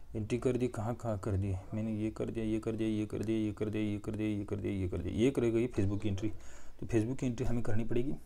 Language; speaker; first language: Hindi; non-native, local second language; Marathi